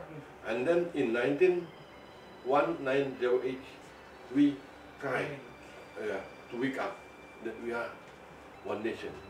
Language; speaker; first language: English; non-native, fluent; Indonesian